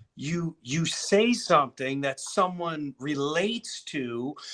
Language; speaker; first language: English; native; English